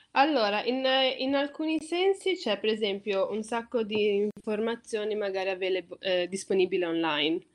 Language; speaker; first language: Italian; early bilingual, other home language; Tigrinya